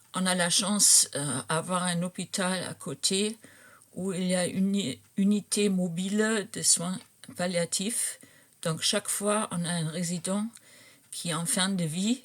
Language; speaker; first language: French; non-native, fluent; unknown